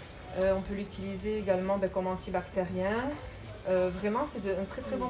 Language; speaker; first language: French; native; French